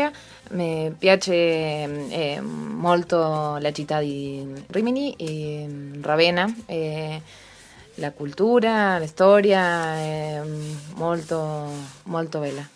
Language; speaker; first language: Italian; early bilingual, heritage; Spanish